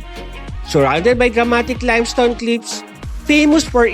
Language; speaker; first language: English; non-native, local second language; Filipino